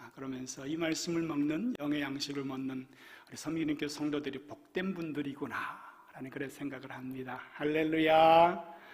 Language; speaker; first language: Korean; native; Korean